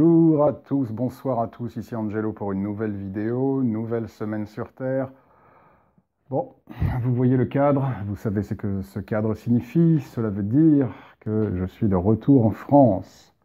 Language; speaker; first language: French; native; French